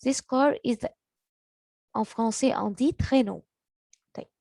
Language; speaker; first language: French; non-native, learner; Arabic